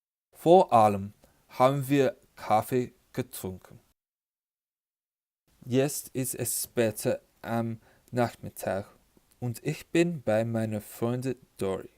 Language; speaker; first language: German; non-native, learner; English